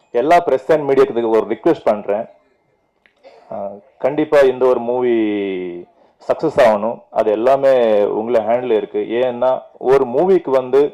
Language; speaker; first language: Tamil; non-native, fluent; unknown